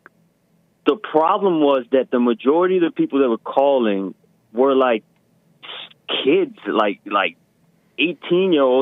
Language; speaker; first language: English; native; English